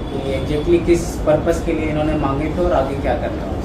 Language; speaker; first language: Hindi; non-native, local second language; Marathi